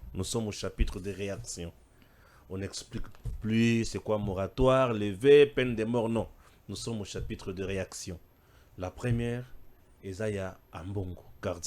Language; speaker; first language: French; non-native, local second language; Lingala